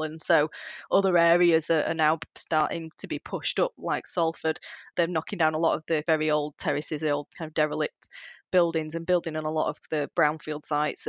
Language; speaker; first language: English; native; English